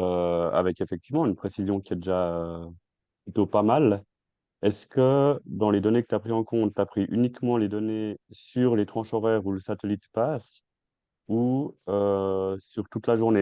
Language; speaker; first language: French; native; French